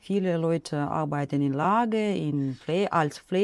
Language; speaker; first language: German; non-native, learner; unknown